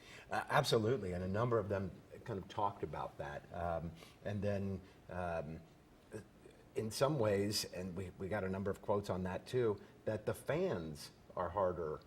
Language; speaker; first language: English; native; English